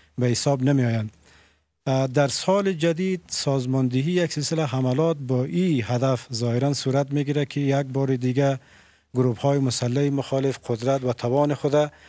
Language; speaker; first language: Persian; native; Persian